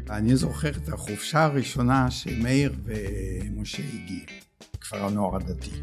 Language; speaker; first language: Hebrew; early bilingual, other home language; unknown